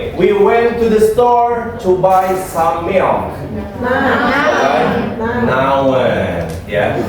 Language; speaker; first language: English; non-native, fluent; Indonesian